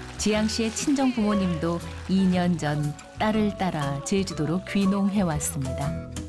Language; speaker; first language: Korean; native; Korean